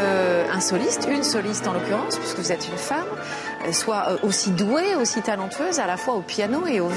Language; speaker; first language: French; native; French